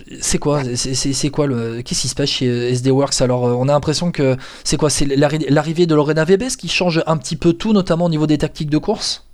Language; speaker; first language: French; native; French